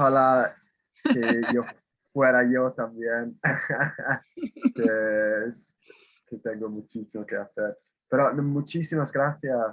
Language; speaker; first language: Spanish; non-native, fluent; English